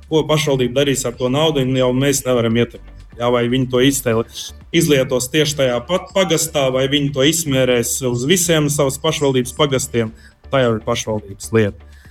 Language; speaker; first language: Latvian; non-native, local second language; Russian